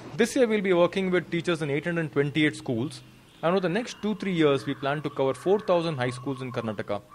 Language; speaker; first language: English; non-native, local second language; Kannada